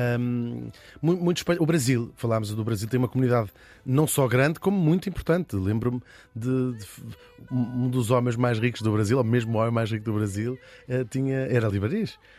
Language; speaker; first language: Portuguese; native; Portuguese